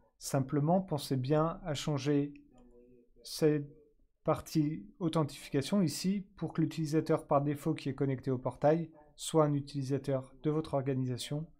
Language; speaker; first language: French; native; French